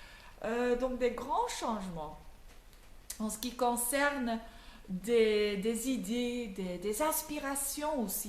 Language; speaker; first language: French; non-native, learner; Dutch